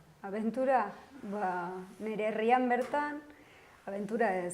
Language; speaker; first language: Basque; non-native, local second language; Spanish